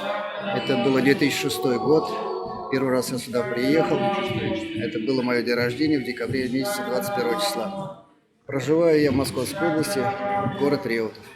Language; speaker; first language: Russian; native; Russian